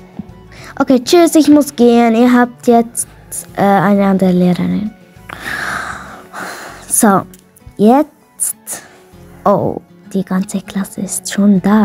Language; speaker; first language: German; non-native, learner; Arabic